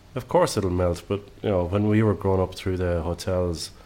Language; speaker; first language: English; native; English